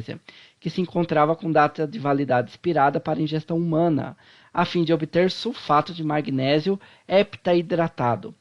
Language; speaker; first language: Portuguese; native; Portuguese